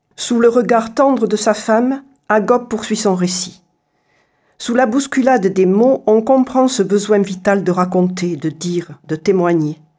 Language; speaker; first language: French; native; French